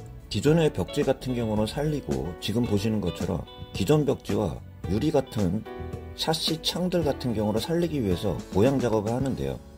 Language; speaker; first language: Korean; native; Korean